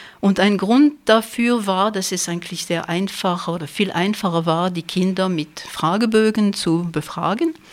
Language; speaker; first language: German; non-native, fluent; French